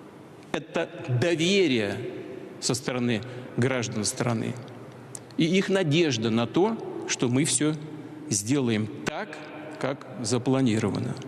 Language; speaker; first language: Russian; native; Russian